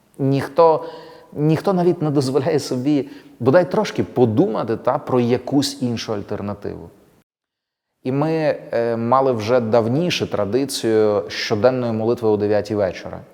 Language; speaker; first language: Ukrainian; native; Ukrainian